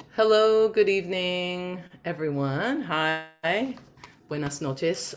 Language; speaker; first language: English; native; English